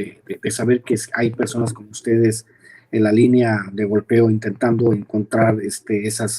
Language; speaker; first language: Spanish; native; Spanish